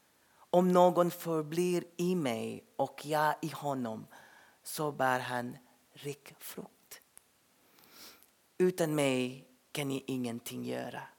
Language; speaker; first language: Swedish; non-native, fluent; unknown